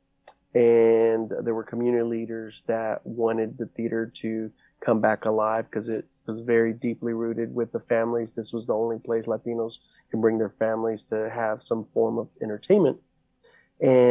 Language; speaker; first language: English; native; English